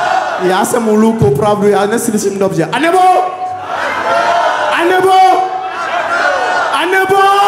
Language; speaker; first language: Czech; non-native, learner; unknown